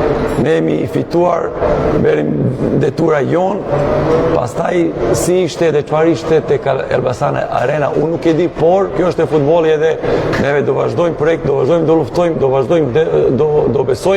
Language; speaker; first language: Albanian; non-native, learner; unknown